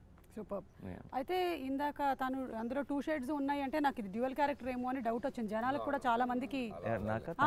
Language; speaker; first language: Telugu; native; Telugu